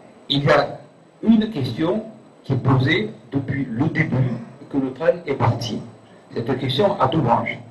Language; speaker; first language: French; native; French